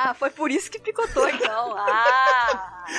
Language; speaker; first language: Portuguese; native; Portuguese